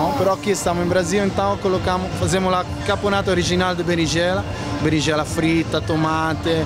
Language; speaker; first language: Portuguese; non-native, learner; Italian